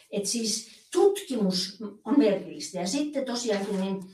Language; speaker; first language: Finnish; native; Finnish